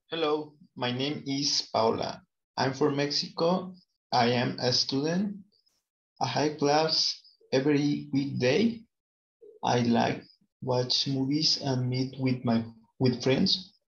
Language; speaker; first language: English; non-native, learner; Spanish